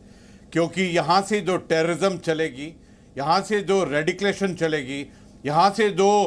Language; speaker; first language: Hindi; native; Hindi